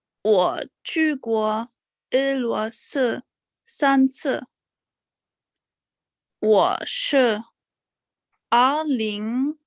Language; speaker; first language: Chinese; non-native, learner; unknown